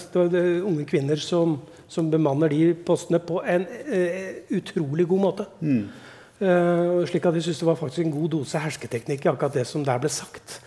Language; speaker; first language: Norwegian; native; Norwegian